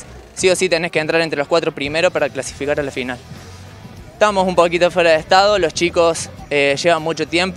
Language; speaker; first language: Spanish; native; Spanish